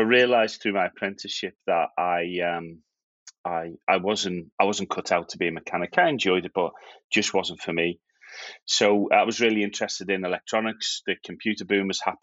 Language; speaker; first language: English; native; English